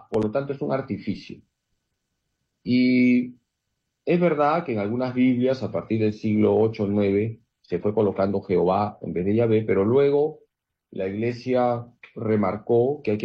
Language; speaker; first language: Spanish; native; Spanish